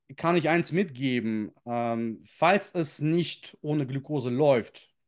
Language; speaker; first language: German; early bilingual, other home language; Russian